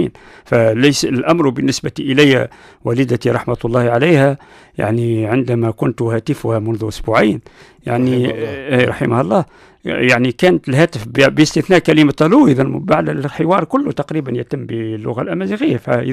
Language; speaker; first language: Arabic; non-native, local second language; Berber languages